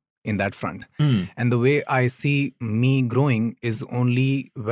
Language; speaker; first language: English; non-native, local second language; Hindi